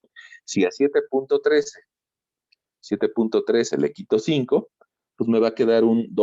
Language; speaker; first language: Spanish; native; Spanish